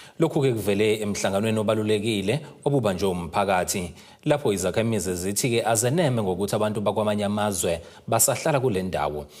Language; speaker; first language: Zulu; native; Zulu